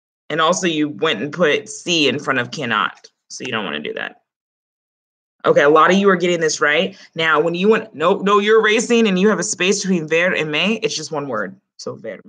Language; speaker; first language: English; early bilingual, other home language; Spanish